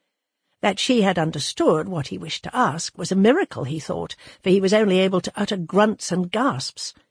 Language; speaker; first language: English; native; English